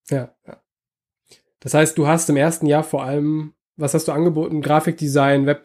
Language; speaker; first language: German; native; German